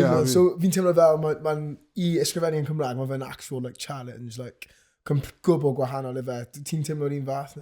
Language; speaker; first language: Welsh; native; Welsh